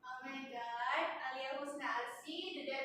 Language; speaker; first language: English; non-native, learner; Indonesian